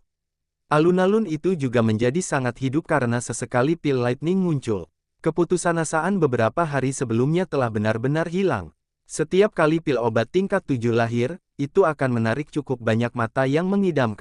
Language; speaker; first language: Indonesian; native; Indonesian